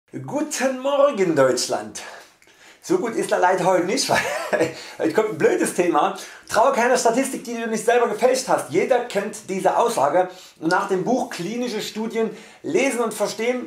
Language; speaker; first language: German; native; German